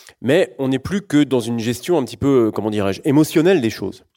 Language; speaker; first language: French; native; French